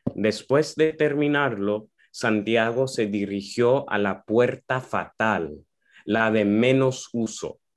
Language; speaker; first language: Spanish; early bilingual, heritage; Spanish